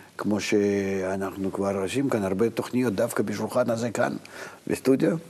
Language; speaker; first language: Hebrew; non-native, fluent; Russian